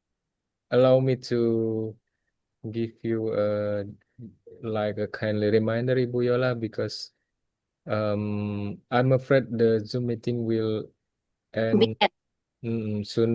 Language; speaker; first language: English; non-native, fluent; Indonesian